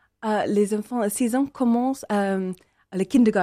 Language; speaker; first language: French; non-native, learner; English